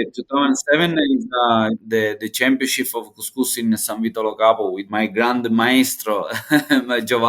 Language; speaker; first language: English; non-native, learner; Italian